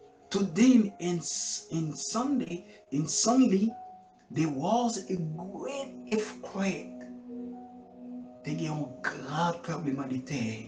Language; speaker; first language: English; non-native, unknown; Haitian Creole